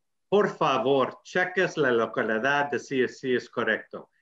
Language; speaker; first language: Spanish; non-native, learner; English